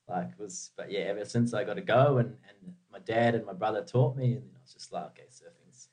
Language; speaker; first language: English; native; English